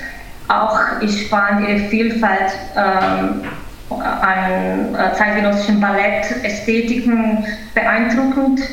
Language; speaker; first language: German; non-native, fluent; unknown